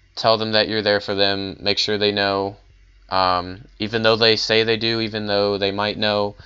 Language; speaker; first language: English; native; English